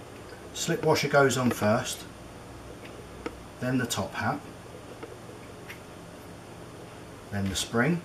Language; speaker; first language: English; native; English